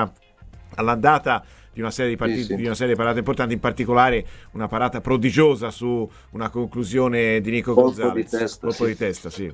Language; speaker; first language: Italian; native; Italian